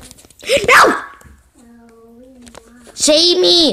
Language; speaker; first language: English; native; English